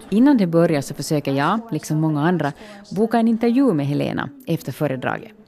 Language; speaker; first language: Swedish; native; Swedish